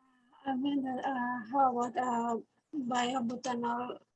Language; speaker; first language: English; non-native, learner; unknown